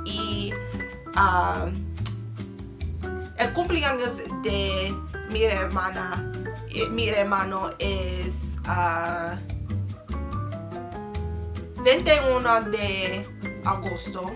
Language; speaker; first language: Spanish; non-native, learner; English